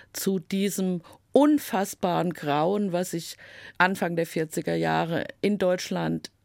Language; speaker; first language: German; native; German